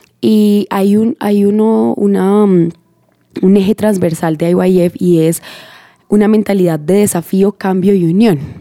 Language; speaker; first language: Spanish; native; Spanish